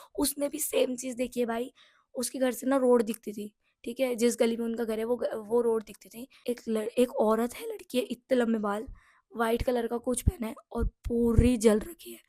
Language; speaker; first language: Hindi; non-native, local second language; Nepali